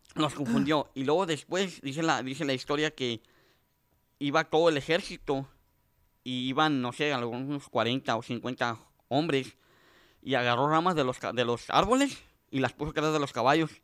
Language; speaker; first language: Spanish; native; Spanish